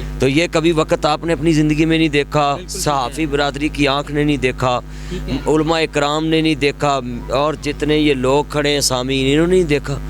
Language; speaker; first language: Urdu; non-native, local second language; Punjabi